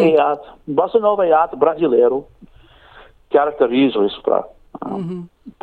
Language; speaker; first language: Portuguese; non-native, learner; English